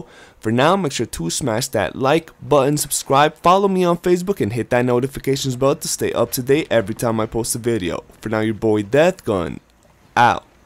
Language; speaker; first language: English; native; English